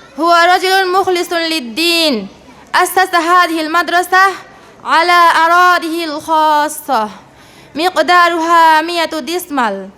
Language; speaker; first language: Arabic; non-native, learner; Bangla